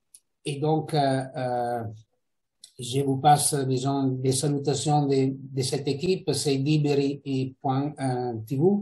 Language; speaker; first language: French; non-native, fluent; Italian